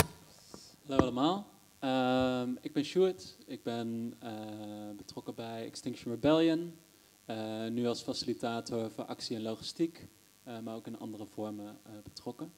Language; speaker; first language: Dutch; native; Dutch